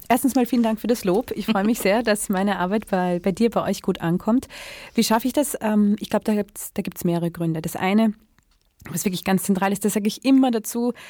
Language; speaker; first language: German; native; German